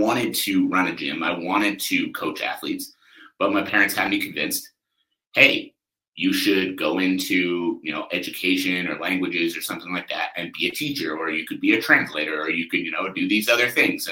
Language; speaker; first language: English; native; English